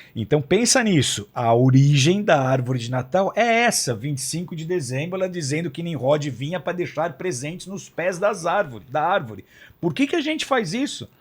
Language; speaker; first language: Portuguese; native; Portuguese